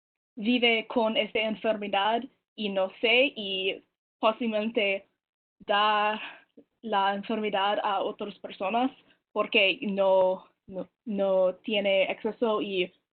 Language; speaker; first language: Spanish; non-native, learner; English